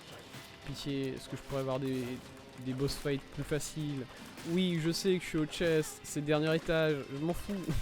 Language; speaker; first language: French; native; French